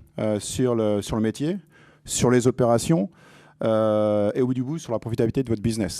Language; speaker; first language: French; native; French